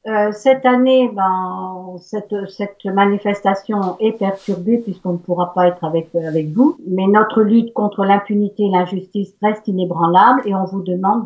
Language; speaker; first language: French; native; French